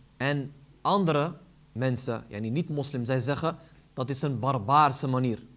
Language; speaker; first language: Dutch; early bilingual, other home language; Arabic